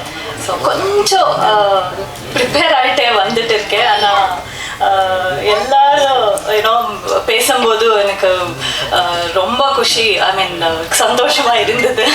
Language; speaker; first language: Tamil; non-native, learner; Kannada